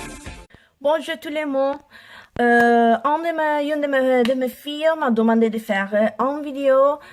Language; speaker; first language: French; non-native, learner; Italian